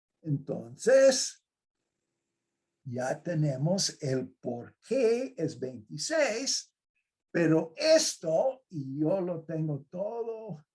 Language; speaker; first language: Spanish; non-native, fluent; English